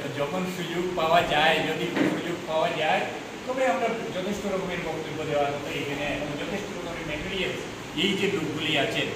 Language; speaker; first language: Bangla; native; Bangla